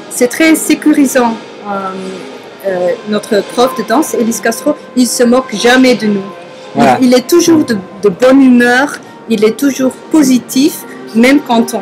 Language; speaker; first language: French; non-native, fluent; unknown